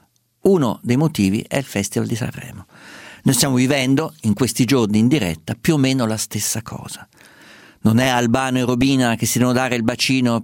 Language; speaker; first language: Italian; native; Italian